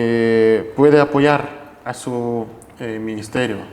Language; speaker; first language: Spanish; non-native, fluent; Russian